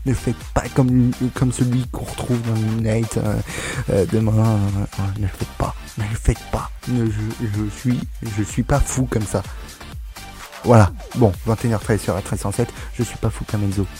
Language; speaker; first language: French; native; French